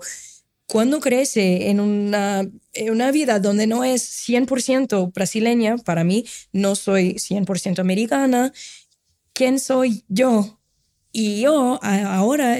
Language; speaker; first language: Spanish; non-native, fluent; Portuguese